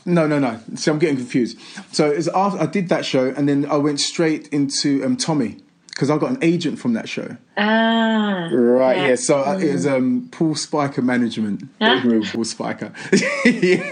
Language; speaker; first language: English; native; English